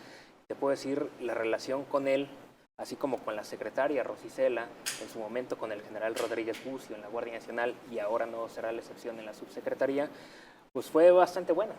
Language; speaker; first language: Spanish; native; Spanish